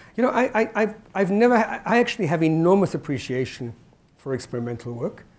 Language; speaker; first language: English; native; English